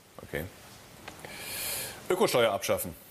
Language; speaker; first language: German; native; German